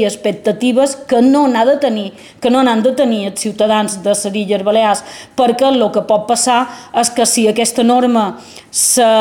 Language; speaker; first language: Catalan; native; Catalan